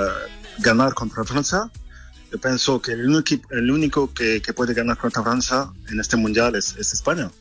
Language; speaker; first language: Spanish; non-native, fluent; French